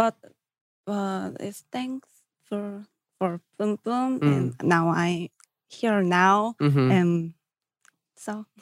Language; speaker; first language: English; non-native, learner; Korean